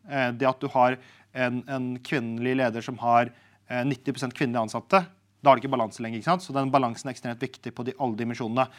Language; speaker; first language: Norwegian; early bilingual, other home language; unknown